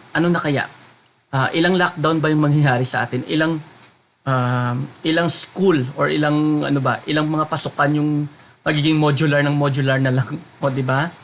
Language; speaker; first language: Filipino; non-native, local second language; Hiligaynon